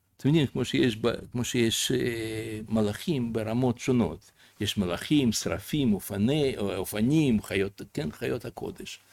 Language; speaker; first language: Hebrew; non-native, fluent; Russian